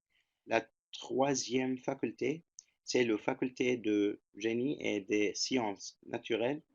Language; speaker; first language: French; non-native, fluent; Turkish